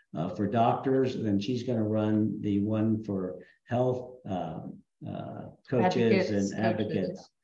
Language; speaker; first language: English; native; English